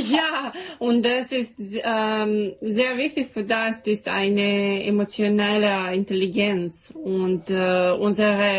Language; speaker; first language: German; non-native, fluent; Serbian